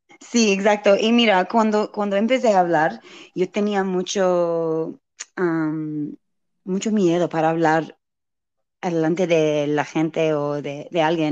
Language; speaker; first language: Spanish; non-native, learner; English